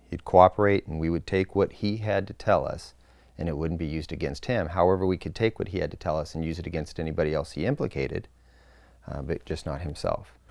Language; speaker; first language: English; native; English